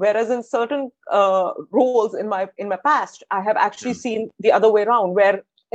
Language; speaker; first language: English; non-native, local second language; Hindi